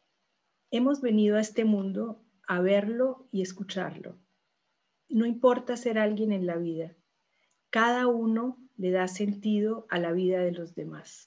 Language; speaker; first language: Spanish; native; Spanish